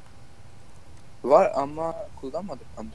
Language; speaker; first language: Turkish; early bilingual, heritage; Turkish